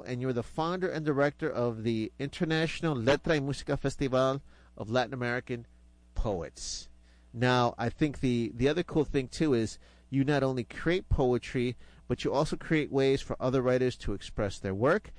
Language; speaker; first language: English; early bilingual, other home language; Spanish